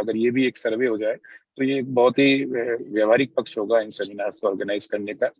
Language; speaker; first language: Hindi; native; Hindi